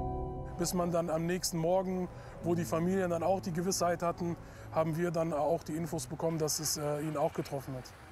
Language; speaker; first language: German; native; German